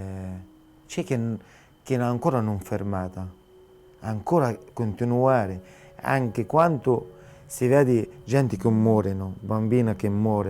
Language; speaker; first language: Italian; non-native, learner; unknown